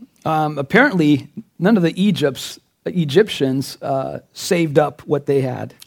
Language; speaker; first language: English; native; English